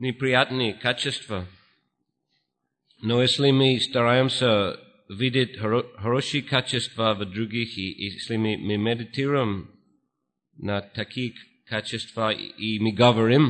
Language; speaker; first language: Russian; non-native, fluent; English